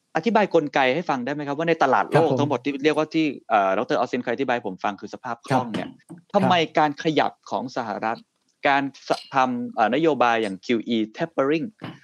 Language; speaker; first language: Thai; native; Thai